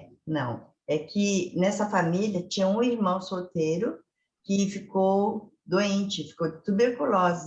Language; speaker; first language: Portuguese; early bilingual, other home language; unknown